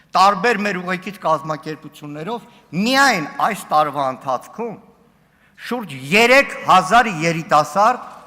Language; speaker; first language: Armenian; native; Armenian